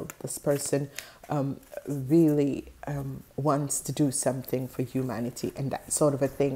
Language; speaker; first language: English; non-native, fluent; Dutch